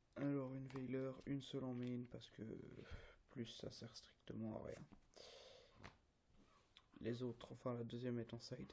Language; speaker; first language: French; native; French